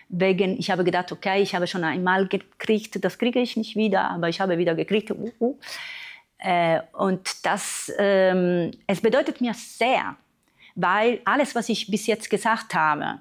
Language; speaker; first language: German; non-native, fluent; Italian